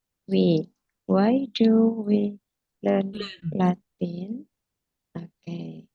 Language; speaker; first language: English; non-native, fluent; Indonesian